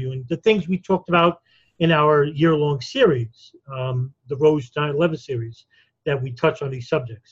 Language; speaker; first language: English; native; English